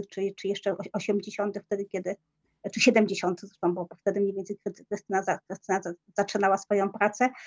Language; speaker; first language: Polish; native; Polish